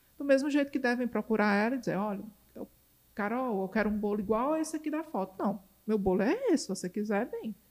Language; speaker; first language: Portuguese; native; Portuguese